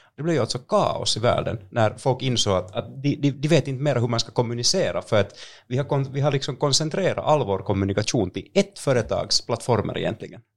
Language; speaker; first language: Swedish; native; Swedish